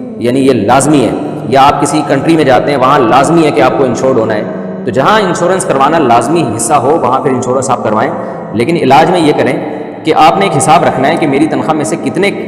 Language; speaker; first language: Urdu; native; Urdu